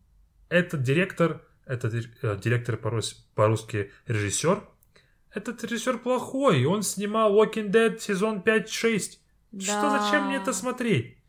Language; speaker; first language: Russian; non-native, fluent; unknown